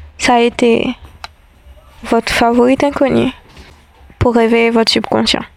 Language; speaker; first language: French; non-native, local second language; Haitian Creole